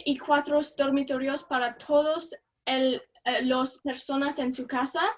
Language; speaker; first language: Spanish; non-native, learner; English